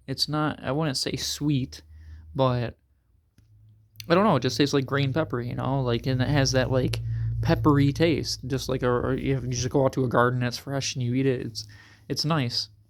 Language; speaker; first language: English; native; English